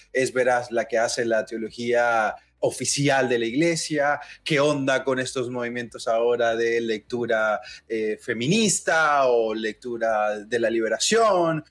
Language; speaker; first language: Spanish; native; Spanish